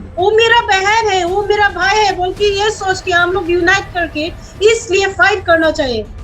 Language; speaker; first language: Hindi; non-native, local second language; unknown